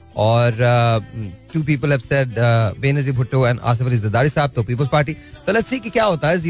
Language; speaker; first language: Urdu; native; Urdu